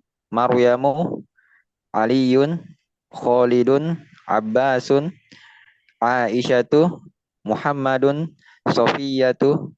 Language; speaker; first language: Arabic; non-native, learner; Indonesian